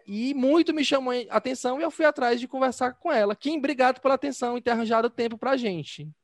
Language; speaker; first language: Portuguese; native; Portuguese